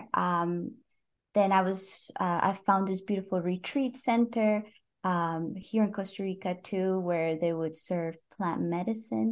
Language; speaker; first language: English; non-native, fluent; Spanish